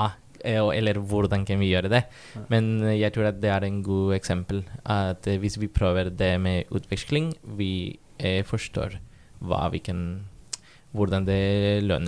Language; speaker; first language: Norwegian; non-native, fluent; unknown